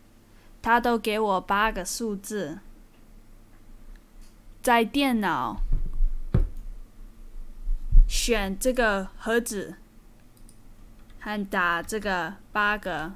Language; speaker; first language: Chinese; early bilingual, heritage; Chinese